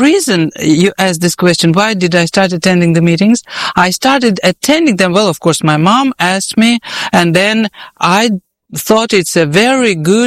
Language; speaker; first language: English; non-native, fluent; Russian